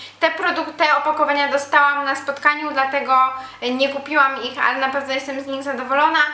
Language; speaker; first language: Polish; native; Polish